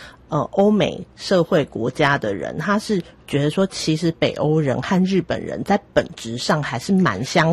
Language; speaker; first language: Chinese; native; Chinese